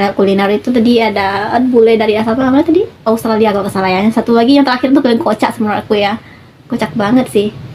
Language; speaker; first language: Indonesian; native; Indonesian